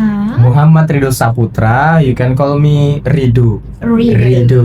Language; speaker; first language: English; non-native, learner; Indonesian